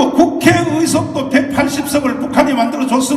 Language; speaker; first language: Korean; native; Korean